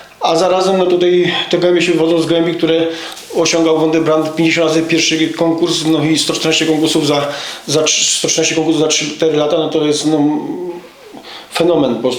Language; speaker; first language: Polish; native; Polish